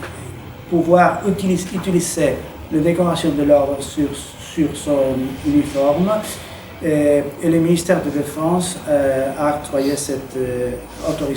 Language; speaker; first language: French; non-native, fluent; Spanish